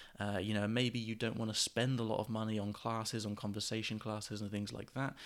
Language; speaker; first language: English; native; English